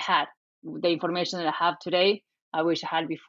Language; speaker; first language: English; non-native, fluent; Spanish